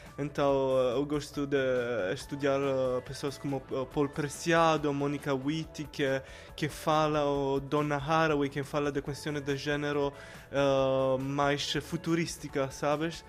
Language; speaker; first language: Portuguese; non-native, learner; Italian